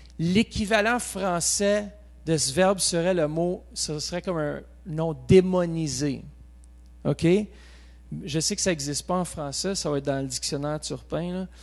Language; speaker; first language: French; native; French